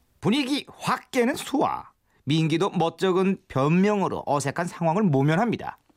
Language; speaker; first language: Korean; native; Korean